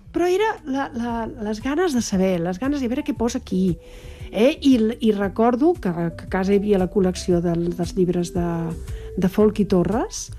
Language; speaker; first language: Catalan; native; Catalan